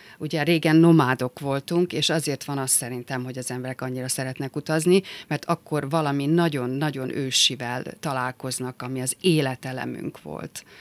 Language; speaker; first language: Hungarian; native; Hungarian